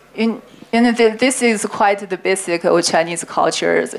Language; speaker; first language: English; non-native, learner; Chinese